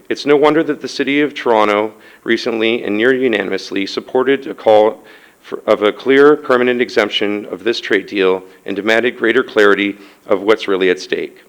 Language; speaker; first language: English; native; English